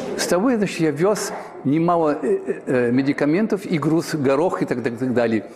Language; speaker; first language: Russian; early bilingual, heritage; Russian